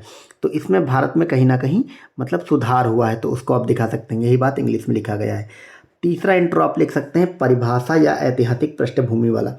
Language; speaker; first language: Hindi; native; Hindi